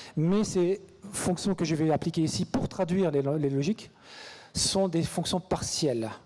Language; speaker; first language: French; native; French